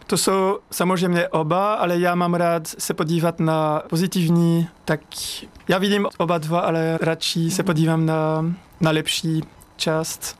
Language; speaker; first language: Czech; non-native, learner; French